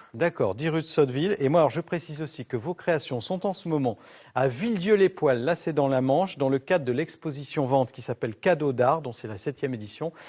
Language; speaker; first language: French; native; French